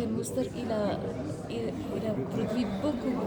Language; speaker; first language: French; non-native, fluent; Slovenian